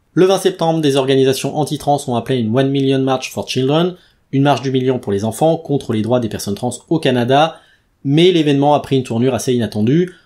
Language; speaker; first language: French; native; French